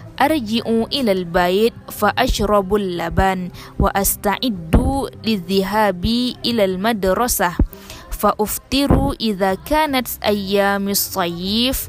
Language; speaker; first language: Arabic; non-native, learner; Indonesian